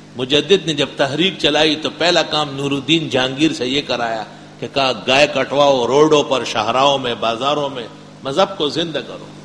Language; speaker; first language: Urdu; non-native, local second language; Pashto